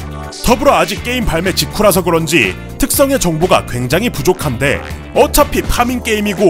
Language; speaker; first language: Korean; native; Korean